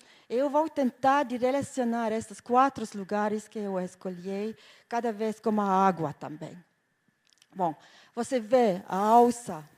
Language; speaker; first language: Portuguese; non-native, fluent; German